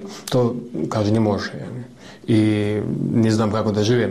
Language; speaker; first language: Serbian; non-native, learner; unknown